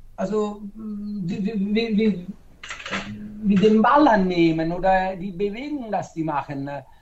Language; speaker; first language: German; non-native, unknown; Italian